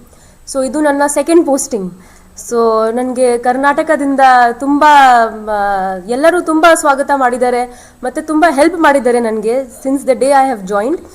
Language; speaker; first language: Kannada; non-native, local second language; Hindi